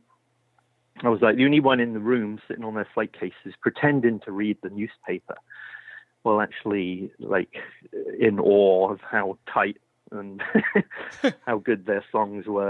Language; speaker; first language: English; native; English